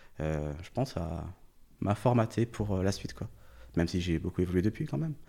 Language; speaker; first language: French; early bilingual, other home language; Portuguese